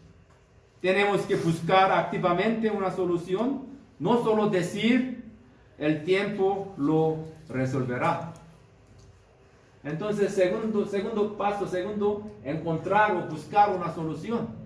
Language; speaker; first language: Spanish; non-native, fluent; Korean